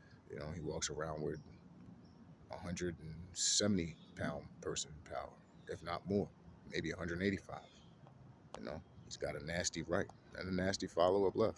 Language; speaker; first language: English; native; English